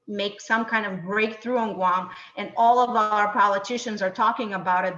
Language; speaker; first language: English; non-native, fluent; Bulgarian